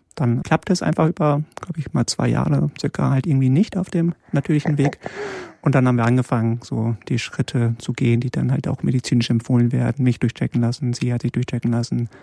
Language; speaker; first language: German; early bilingual, other home language; Polish